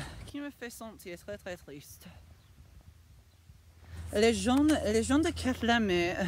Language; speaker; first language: French; non-native, learner; English